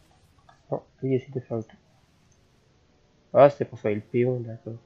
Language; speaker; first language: French; native; French